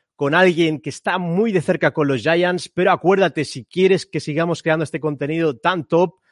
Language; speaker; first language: Spanish; native; Spanish